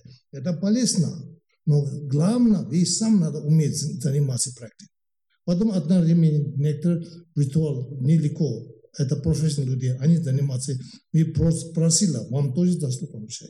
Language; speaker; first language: Russian; non-native, learner; Tibetan